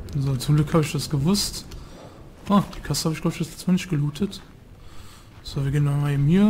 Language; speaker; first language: German; native; German